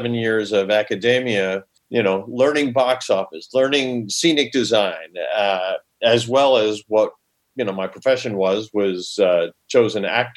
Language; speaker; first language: English; native; English